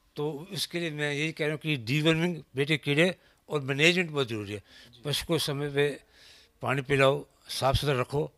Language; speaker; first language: Hindi; native; Hindi